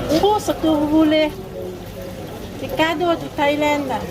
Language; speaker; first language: French; non-native, learner; Thai